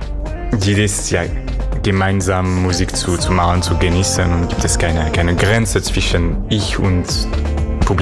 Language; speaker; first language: German; non-native, learner; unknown